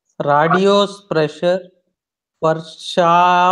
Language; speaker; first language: German; non-native, learner; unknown